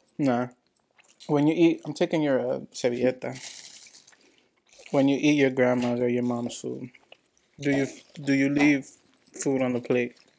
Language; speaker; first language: English; early bilingual, other home language; Spanish